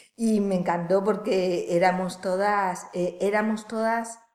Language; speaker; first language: Spanish; native; Spanish